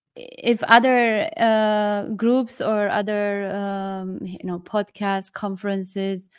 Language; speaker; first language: English; non-native, fluent; Romanian